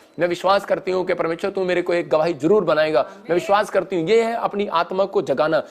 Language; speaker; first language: Hindi; non-native, local second language; Punjabi